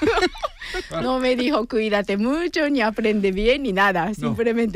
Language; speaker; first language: Spanish; non-native, fluent; Japanese